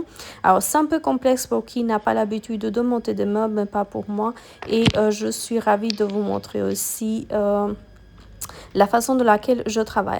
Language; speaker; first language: French; non-native, fluent; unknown